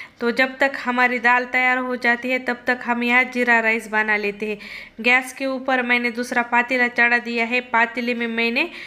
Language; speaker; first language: Hindi; non-native, local second language; Marathi